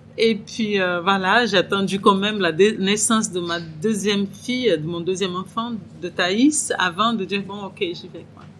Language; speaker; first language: French; non-native, fluent; Portuguese